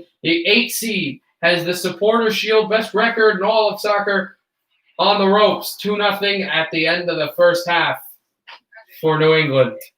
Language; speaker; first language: English; native; English